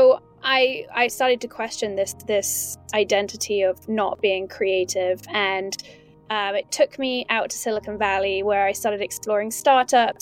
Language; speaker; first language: English; native; English